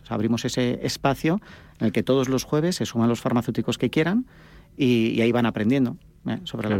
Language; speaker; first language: Spanish; native; Spanish